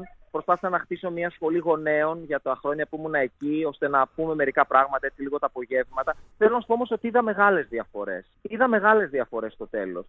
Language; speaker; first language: Greek; native; Greek